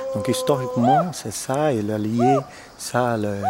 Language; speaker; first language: French; non-native, fluent; Portuguese